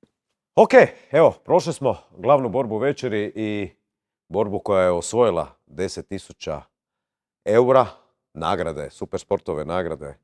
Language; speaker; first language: Croatian; native; Croatian